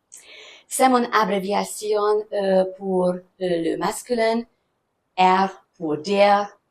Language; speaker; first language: French; non-native, fluent; German